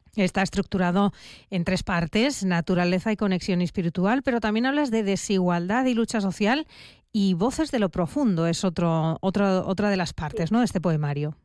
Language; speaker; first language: Spanish; native; Spanish